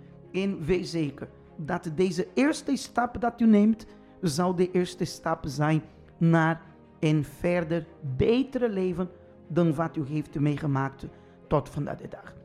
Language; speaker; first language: Dutch; non-native, fluent; Portuguese